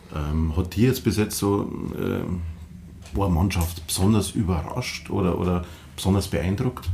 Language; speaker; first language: German; native; German